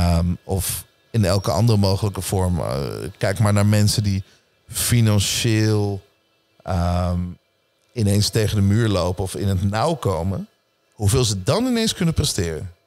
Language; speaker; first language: Dutch; early bilingual, other home language; Hebrew